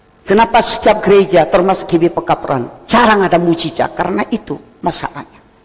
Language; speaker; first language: Indonesian; non-native, fluent; Korean